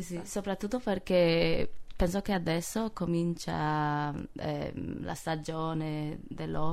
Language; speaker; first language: Italian; non-native, fluent; English